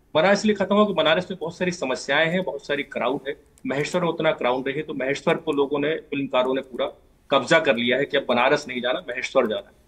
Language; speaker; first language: Hindi; native; Hindi